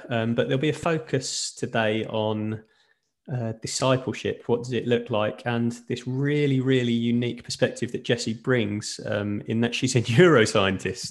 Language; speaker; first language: English; native; English